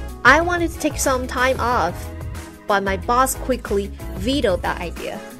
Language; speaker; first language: English; non-native, fluent; Chinese